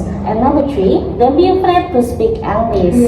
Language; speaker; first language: English; non-native, learner; Indonesian